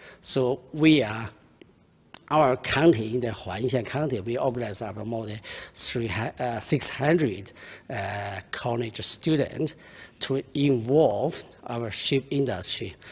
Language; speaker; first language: English; non-native, learner; Chinese